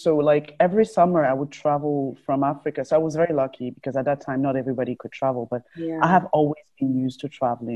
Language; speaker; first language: English; non-native, local second language; French